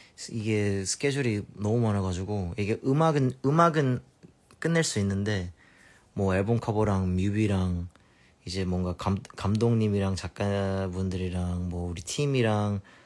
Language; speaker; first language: Korean; early bilingual, heritage; Korean